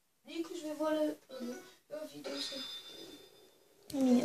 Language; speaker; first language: French; native; French